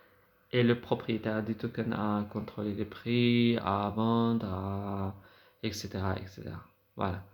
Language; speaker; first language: French; non-native, fluent; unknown